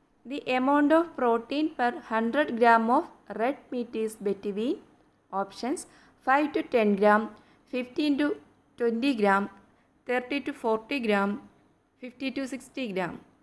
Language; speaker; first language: English; non-native, local second language; Malayalam